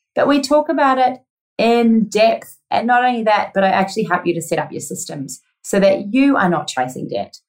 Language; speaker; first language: English; native; English